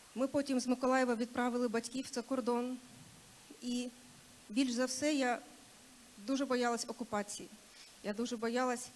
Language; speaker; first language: Ukrainian; non-native, local second language; Russian